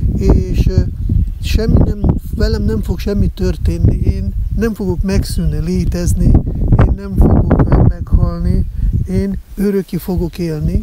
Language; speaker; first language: Hungarian; non-native, fluent; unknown